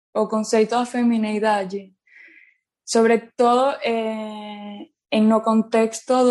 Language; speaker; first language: Portuguese; non-native, learner; Spanish